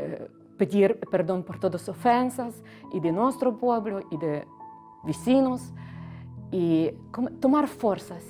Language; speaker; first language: Spanish; non-native, fluent; Ukrainian